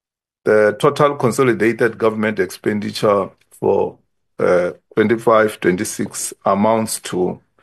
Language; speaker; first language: English; non-native, local second language; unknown